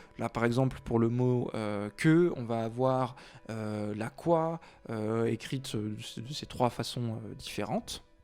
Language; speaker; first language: French; native; French